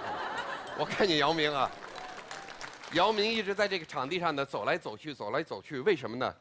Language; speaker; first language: Chinese; non-native, fluent; English